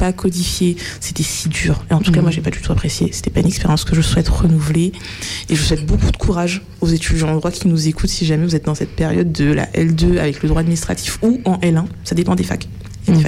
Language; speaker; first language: French; native; French